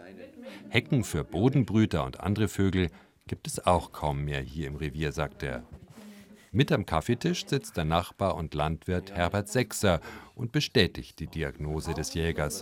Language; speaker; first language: German; native; German